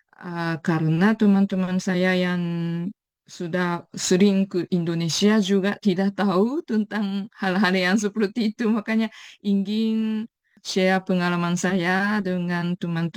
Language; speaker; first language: Indonesian; non-native, fluent; Japanese